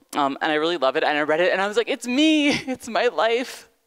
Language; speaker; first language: English; native; English